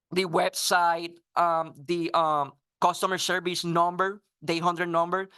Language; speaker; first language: English; non-native, fluent; Spanish